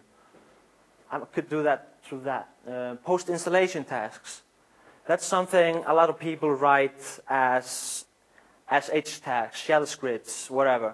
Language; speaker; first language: English; non-native, fluent; Icelandic